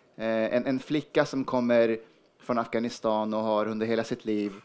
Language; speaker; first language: Swedish; early bilingual, other home language; Persian